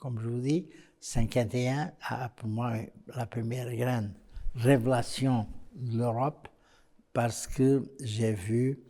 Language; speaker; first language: French; non-native, fluent; Portuguese